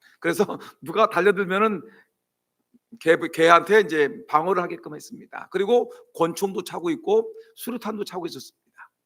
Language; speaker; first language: Korean; native; Korean